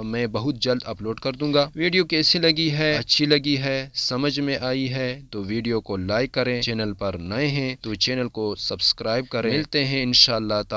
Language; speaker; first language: Urdu; non-native, local second language; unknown